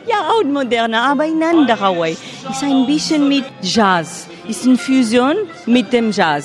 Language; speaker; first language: German; non-native, learner; Portuguese